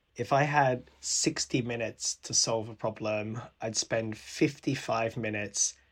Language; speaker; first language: English; native; English